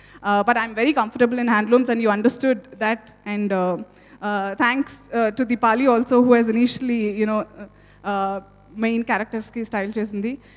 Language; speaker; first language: English; non-native, local second language; Telugu